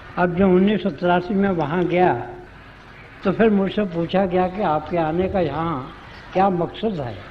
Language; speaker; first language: Urdu; non-native, local second language; Punjabi